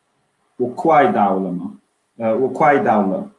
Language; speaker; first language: Chinese; non-native, learner; English